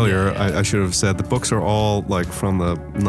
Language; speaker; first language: English; native; English